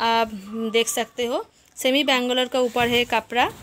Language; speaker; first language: Hindi; non-native, local second language; Bangla